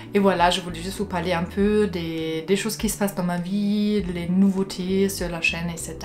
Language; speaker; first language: French; non-native, fluent; German